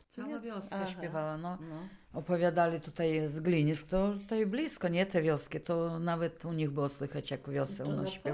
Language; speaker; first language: Polish; non-native, local second language; Russian